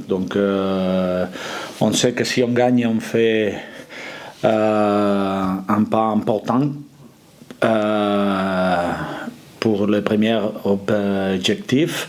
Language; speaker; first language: French; non-native, fluent; Spanish